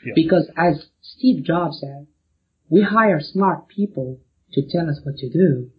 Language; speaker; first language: English; non-native, fluent; Arabic